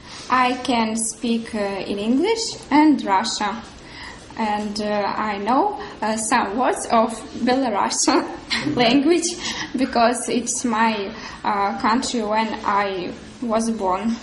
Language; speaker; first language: English; non-native, learner; Russian